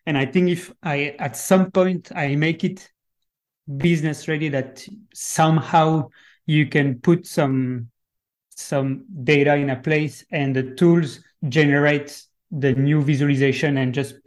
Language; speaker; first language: English; non-native, fluent; French